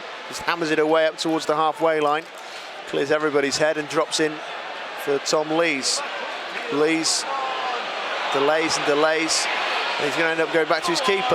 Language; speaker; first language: English; native; English